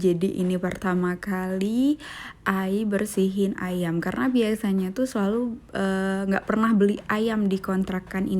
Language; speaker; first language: Indonesian; native; Indonesian